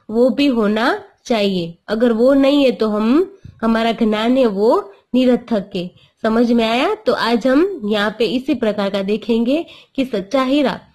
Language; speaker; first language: Hindi; non-native, local second language; Gujarati